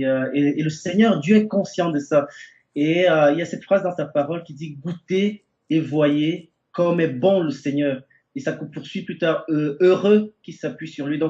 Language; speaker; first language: French; native; French